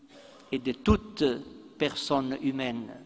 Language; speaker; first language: French; non-native, fluent; Italian